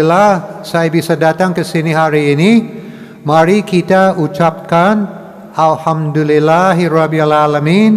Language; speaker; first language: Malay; non-native, learner; English